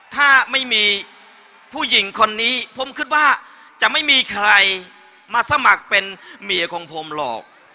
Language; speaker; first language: Thai; non-native, learner; Khmer